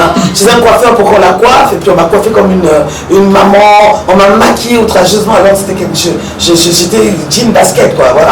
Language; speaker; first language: French; early bilingual, other home language; Lingala